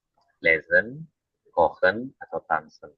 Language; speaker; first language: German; non-native, fluent; Indonesian